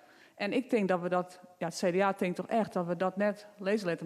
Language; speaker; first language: Dutch; non-native, local second language; Western Frisian